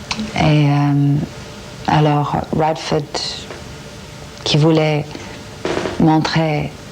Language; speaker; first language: French; non-native, fluent; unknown